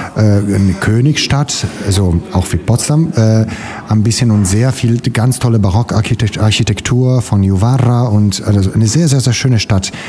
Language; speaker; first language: German; non-native, fluent; Italian